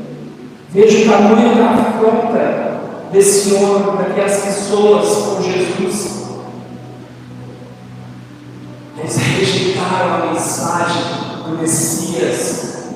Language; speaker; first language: Portuguese; native; Portuguese